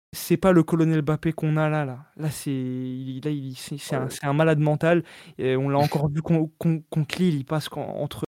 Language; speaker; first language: French; native; French